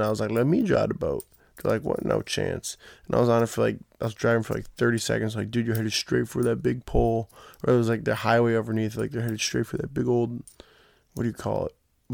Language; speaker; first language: English; native; English